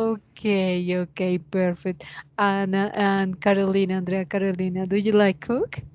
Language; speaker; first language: English; non-native, learner; Spanish